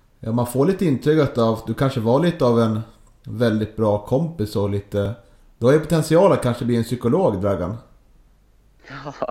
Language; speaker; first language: Swedish; native; Swedish